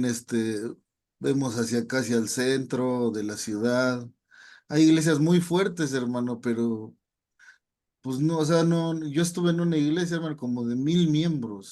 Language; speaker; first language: Spanish; native; Spanish